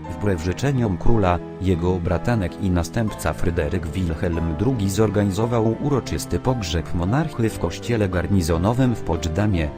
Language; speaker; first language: Polish; native; Polish